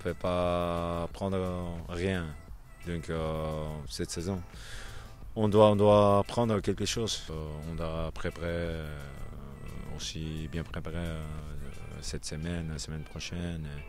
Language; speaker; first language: French; non-native, learner; Japanese